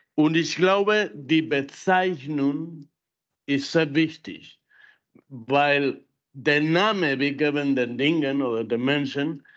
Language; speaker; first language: German; non-native, fluent; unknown